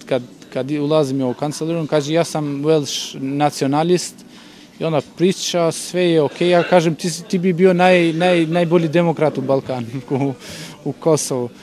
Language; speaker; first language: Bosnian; non-native, local second language; Albanian